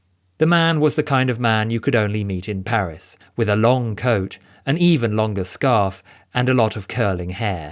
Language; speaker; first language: English; native; English